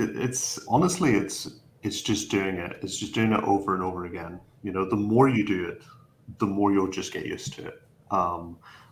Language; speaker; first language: English; native; English